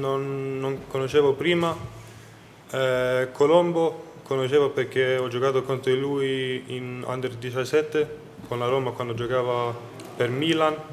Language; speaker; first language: Italian; non-native, fluent; Swedish